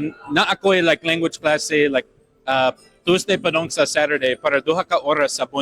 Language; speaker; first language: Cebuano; non-native, learner; English